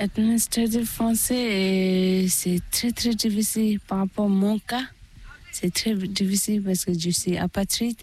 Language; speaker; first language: French; non-native, learner; Tibetan